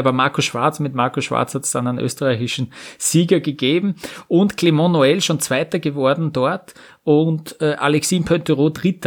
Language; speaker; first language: German; native; German